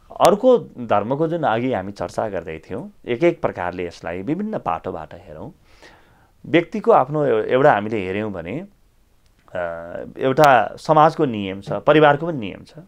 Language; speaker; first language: Nepali; native; Nepali